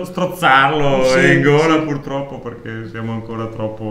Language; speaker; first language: Italian; native; Italian